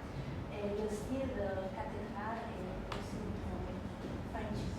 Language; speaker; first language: French; non-native, learner; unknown